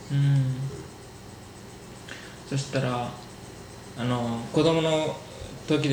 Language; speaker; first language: Japanese; early bilingual, heritage; Japanese